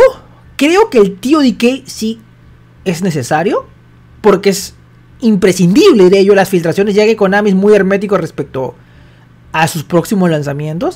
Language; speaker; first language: Spanish; native; Spanish